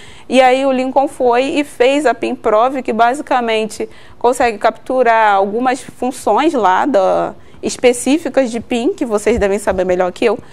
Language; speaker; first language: Portuguese; native; Portuguese